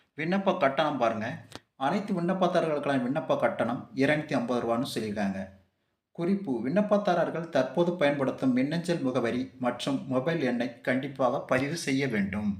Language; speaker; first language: Tamil; native; Tamil